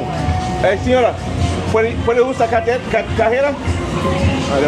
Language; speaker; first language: Spanish; non-native, learner; English